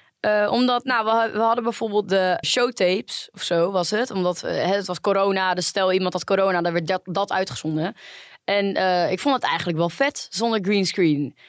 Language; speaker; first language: Dutch; early bilingual, other home language; Greek